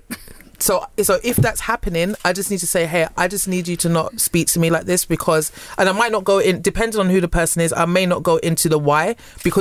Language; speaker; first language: English; native; English